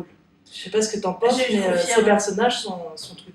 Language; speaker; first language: French; native; French